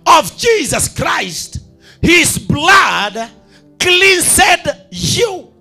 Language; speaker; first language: English; non-native, local second language; Swahili